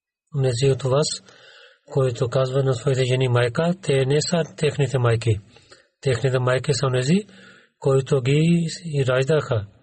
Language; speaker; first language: Bulgarian; non-native, learner; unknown